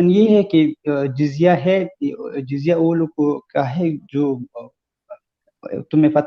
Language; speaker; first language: Hindi; non-native, learner; Pashto